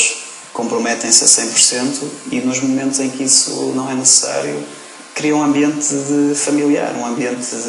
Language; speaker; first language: Portuguese; native; Portuguese